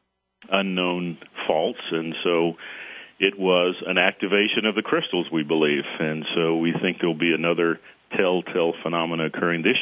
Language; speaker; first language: English; native; English